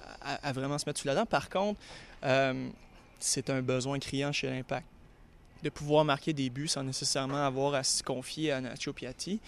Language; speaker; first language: French; native; French